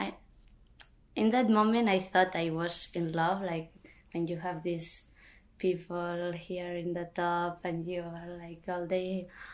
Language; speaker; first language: English; non-native, fluent; Catalan